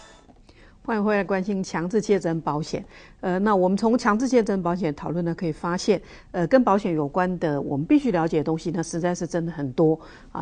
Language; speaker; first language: Chinese; native; Chinese